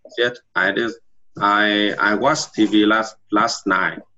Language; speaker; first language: English; non-native, learner; Vietnamese